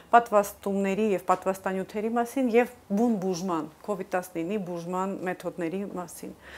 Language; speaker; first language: Armenian; native; Armenian